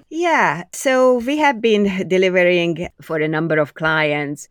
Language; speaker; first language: English; non-native, fluent; Hungarian